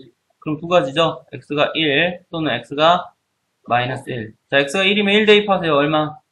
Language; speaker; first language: Korean; native; Korean